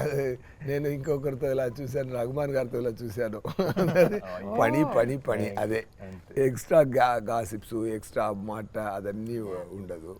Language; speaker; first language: Telugu; non-native, fluent; Tamil